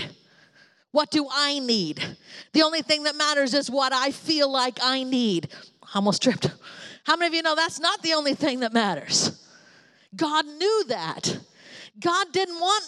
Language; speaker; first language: English; native; English